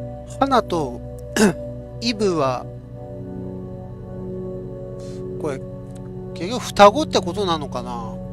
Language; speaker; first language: Japanese; native; Japanese